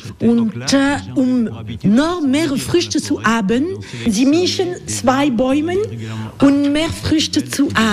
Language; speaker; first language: German; non-native, learner; French